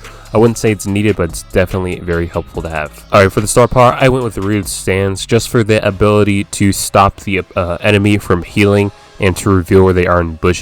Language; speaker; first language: English; native; English